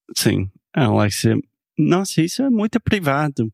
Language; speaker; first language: Portuguese; non-native, fluent; English